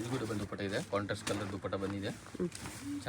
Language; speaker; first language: Kannada; non-native, local second language; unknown